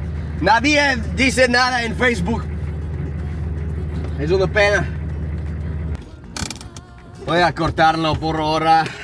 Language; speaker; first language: Spanish; non-native, learner; English